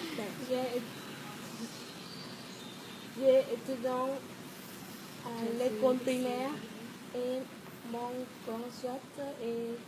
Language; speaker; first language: French; non-native, learner; Vietnamese